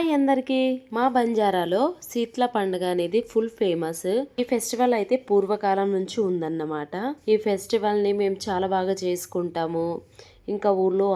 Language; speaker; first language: Telugu; non-native, local second language; Lambadi